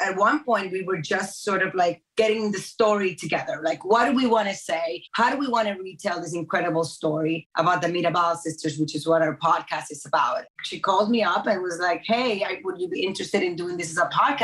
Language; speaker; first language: English; early bilingual, other home language; Spanish